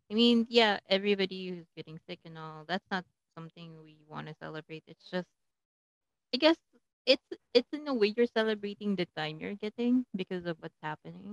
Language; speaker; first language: English; non-native, local second language; Filipino